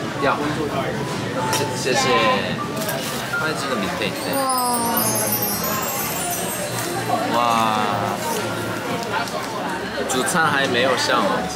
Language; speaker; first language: Chinese; non-native, fluent; Korean